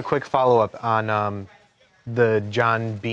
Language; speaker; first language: English; native; English